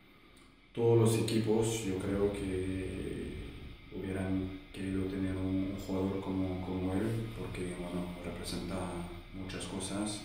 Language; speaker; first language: Spanish; non-native, fluent; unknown